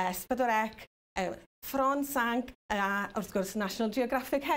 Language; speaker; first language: Welsh; native; Welsh